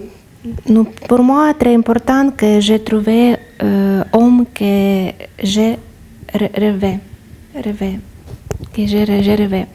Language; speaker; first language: French; non-native, learner; Russian